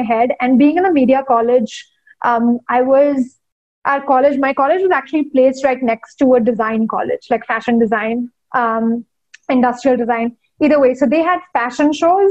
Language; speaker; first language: English; non-native, local second language; Hindi